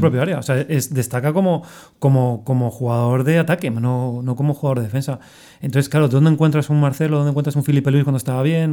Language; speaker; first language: Spanish; native; Spanish